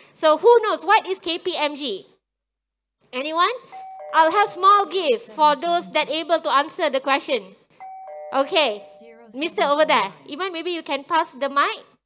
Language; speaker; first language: English; non-native, local second language; Malay